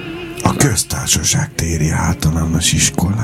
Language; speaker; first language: Hungarian; native; Hungarian